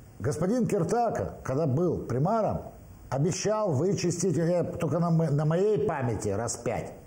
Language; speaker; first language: Russian; native; Russian